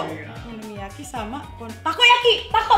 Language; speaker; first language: Indonesian; native; Indonesian